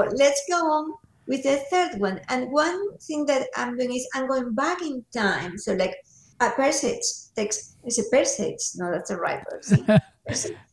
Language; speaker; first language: English; non-native, fluent; Spanish